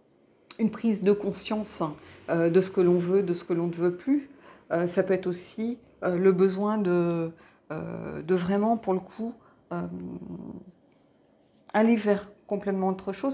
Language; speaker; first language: French; native; French